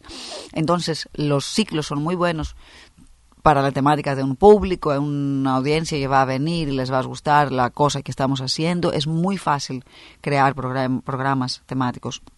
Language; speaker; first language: Spanish; non-native, fluent; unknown